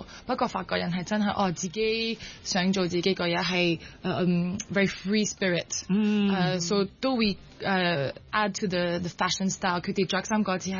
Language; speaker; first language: Cantonese; early bilingual, heritage; French